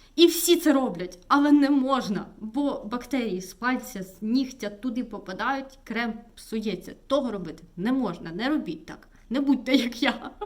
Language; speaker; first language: Ukrainian; non-native, local second language; Russian